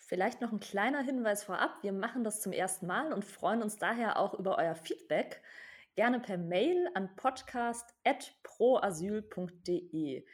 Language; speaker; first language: German; native; German